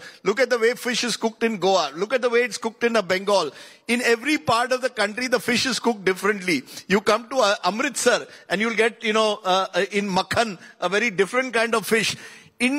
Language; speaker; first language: English; non-native, local second language; Konkani